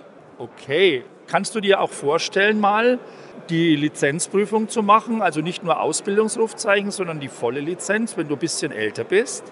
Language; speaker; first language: German; native; German